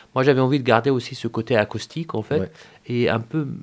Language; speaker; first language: French; non-native, fluent; Arabic